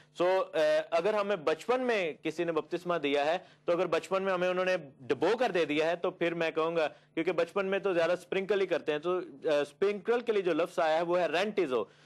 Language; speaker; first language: Urdu; native; Urdu